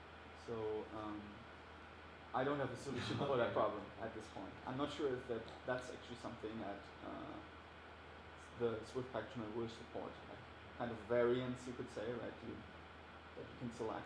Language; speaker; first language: English; non-native, fluent; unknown